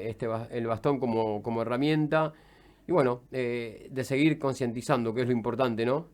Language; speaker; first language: Spanish; native; Spanish